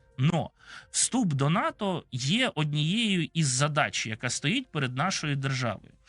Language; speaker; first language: Ukrainian; non-native, local second language; Russian